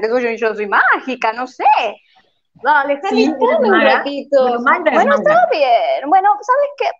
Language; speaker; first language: Spanish; native; Spanish